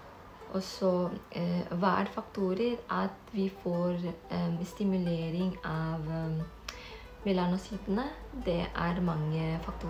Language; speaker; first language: Norwegian; non-native, fluent; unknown